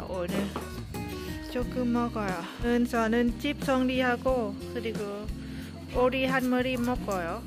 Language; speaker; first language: Korean; non-native, learner; Lao